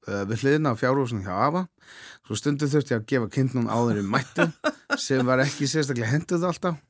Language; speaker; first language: Icelandic; non-native, fluent; Faroese